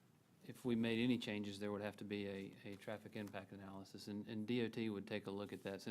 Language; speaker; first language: English; native; English